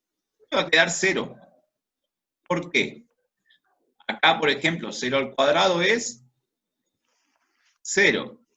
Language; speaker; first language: Spanish; native; Spanish